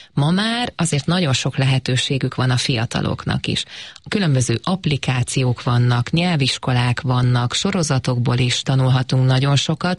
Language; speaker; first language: Hungarian; native; Hungarian